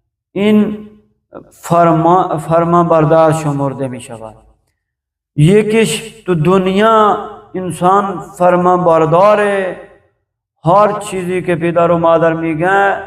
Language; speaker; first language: Persian; non-native, fluent; Urdu